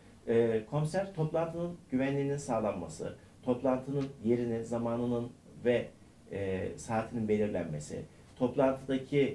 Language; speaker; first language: Turkish; native; Turkish